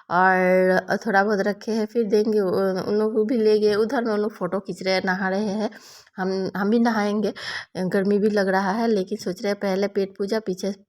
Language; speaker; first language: Hindi; non-native, local second language; Bangla